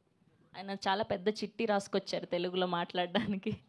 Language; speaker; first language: Telugu; native; Telugu